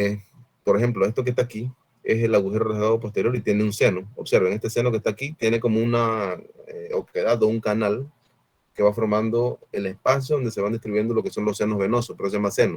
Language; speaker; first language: Spanish; native; Spanish